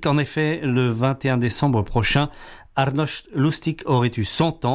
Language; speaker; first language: French; native; French